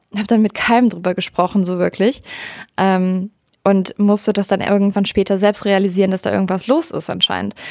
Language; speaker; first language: German; native; German